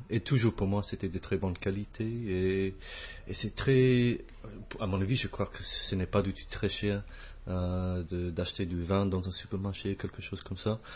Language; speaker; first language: French; non-native, fluent; English